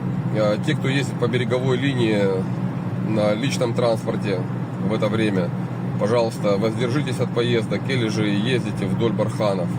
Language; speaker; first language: Russian; native; Russian